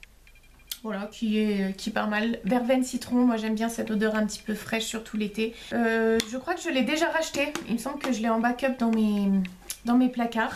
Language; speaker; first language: French; native; French